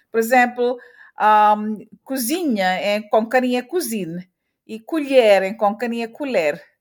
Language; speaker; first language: Portuguese; early bilingual, heritage; Portuguese